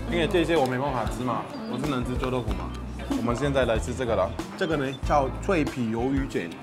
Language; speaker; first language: Chinese; non-native, fluent; Russian